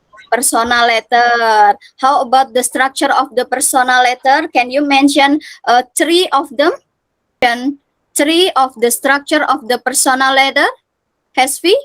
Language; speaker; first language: English; non-native, fluent; Indonesian